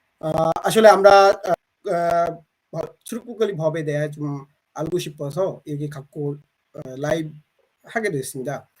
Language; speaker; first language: Korean; non-native, fluent; Bangla